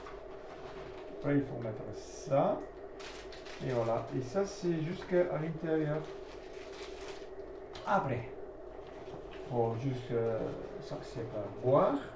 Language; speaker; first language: French; non-native, learner; Italian